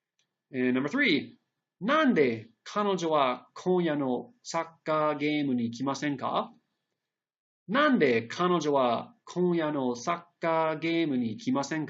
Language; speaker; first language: Japanese; non-native, fluent; English